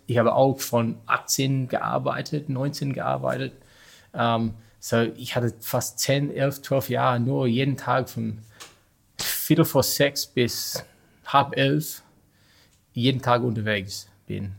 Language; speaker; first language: German; non-native, learner; English